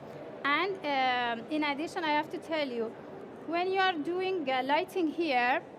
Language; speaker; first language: English; non-native, fluent; Persian